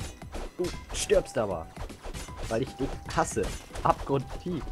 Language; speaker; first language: German; native; German